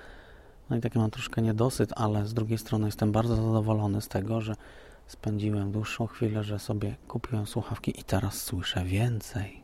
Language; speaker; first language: Polish; native; Polish